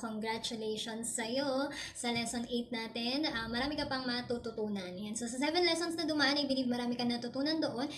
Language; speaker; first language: Filipino; native; Filipino